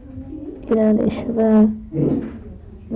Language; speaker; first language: French; non-native, learner; English